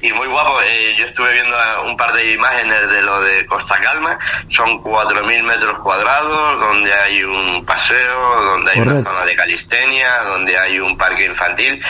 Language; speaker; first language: Spanish; native; Spanish